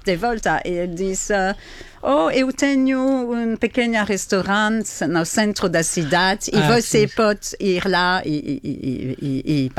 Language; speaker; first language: Portuguese; non-native, learner; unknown